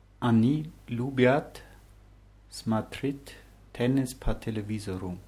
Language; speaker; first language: Russian; non-native, learner; German